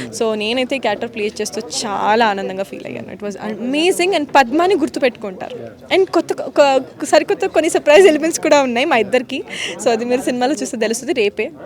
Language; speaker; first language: Telugu; native; Telugu